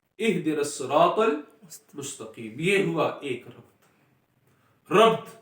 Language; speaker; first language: Urdu; non-native, local second language; Pashto